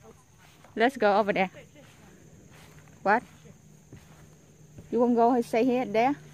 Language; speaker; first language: English; non-native, learner; Vietnamese